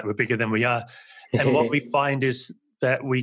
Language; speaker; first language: English; native; English